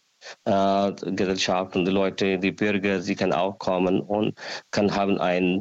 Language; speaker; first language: German; non-native, learner; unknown